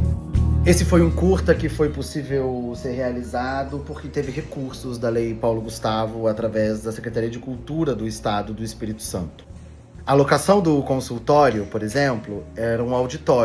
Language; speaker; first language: Portuguese; native; Portuguese